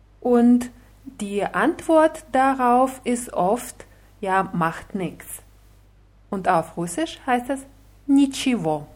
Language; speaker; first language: German; non-native, fluent; Russian